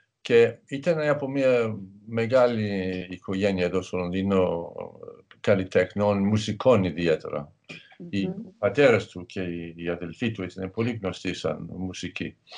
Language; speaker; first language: Greek; non-native, fluent; English